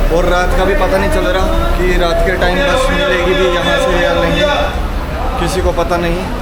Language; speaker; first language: Hindi; native; Hindi